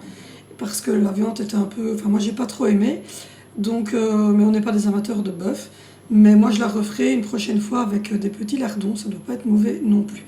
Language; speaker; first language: French; native; French